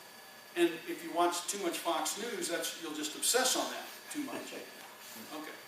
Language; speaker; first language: English; native; English